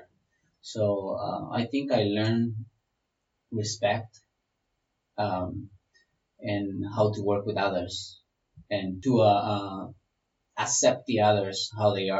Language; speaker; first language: English; non-native, fluent; Spanish